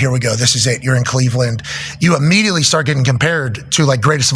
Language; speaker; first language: English; native; English